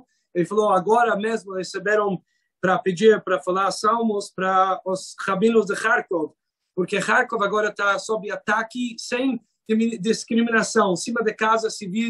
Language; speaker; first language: Portuguese; non-native, fluent; Hebrew